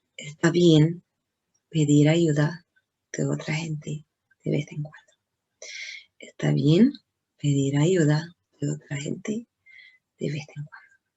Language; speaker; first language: Spanish; non-native, learner; English